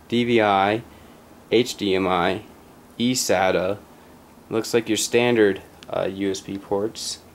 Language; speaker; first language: English; native; English